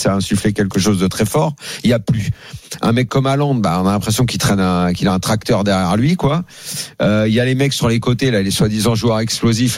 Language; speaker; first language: French; native; French